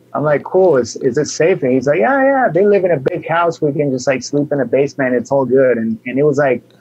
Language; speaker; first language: English; non-native, fluent; Spanish